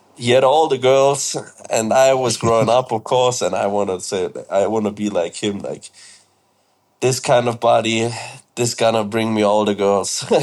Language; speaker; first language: English; non-native, fluent; German